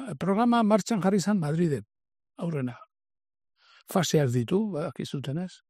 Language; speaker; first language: Basque; native; Basque